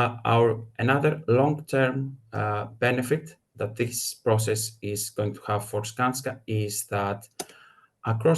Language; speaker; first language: English; non-native, fluent; Greek